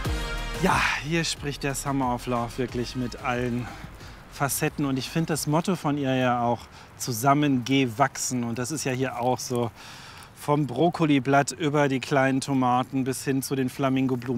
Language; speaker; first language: German; native; German